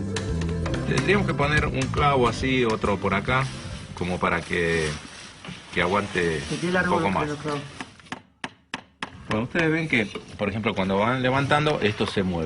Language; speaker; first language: Spanish; native; Spanish